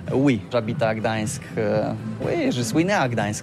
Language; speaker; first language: French; non-native, learner; Polish